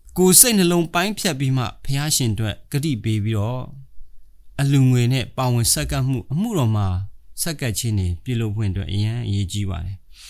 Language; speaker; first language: Burmese; non-native, local second language; Hakha Chin